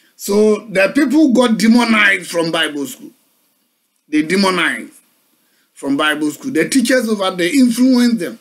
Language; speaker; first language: English; non-native, local second language; Akan